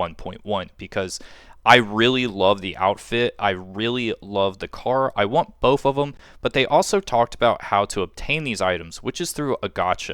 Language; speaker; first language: English; native; English